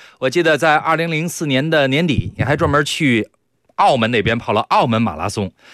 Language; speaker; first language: Chinese; native; Chinese